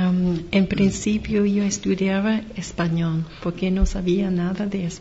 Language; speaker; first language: Spanish; non-native, learner; Vietnamese